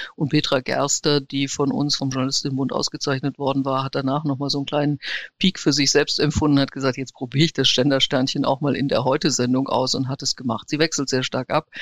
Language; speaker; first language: German; native; German